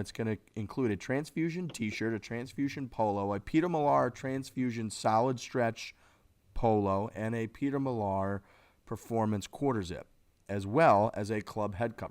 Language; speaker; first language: English; native; English